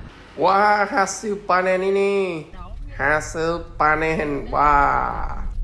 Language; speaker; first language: Indonesian; non-native, learner; Vietnamese